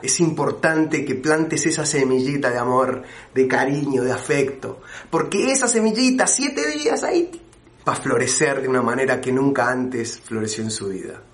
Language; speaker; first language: Spanish; native; Spanish